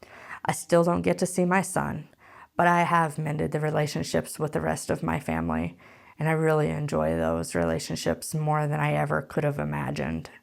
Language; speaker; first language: English; native; English